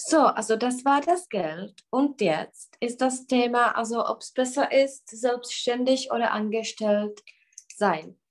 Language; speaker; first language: German; non-native, learner; Czech